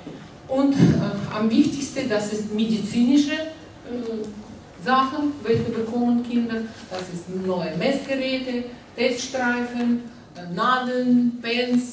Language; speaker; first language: German; non-native, learner; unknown